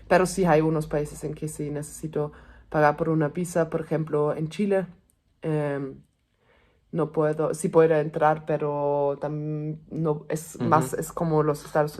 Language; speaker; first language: Spanish; non-native, fluent; German